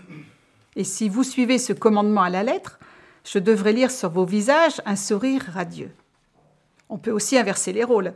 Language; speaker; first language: French; native; French